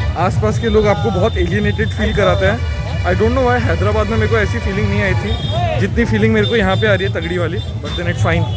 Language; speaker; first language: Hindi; non-native, local second language; Bangla